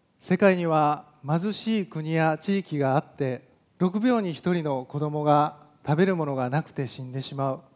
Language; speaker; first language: Japanese; native; Japanese